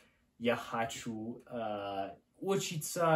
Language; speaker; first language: Russian; non-native, learner; English